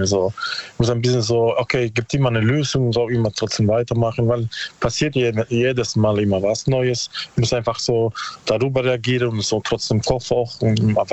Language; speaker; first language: German; non-native, learner; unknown